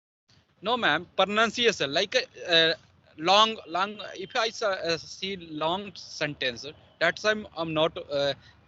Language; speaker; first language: English; non-native, learner; Hindi